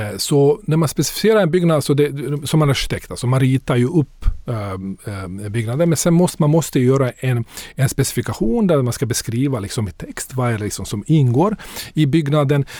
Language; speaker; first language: Swedish; non-native, fluent; Bosnian